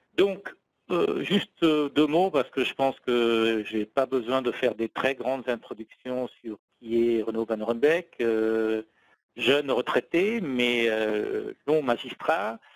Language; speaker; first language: French; native; French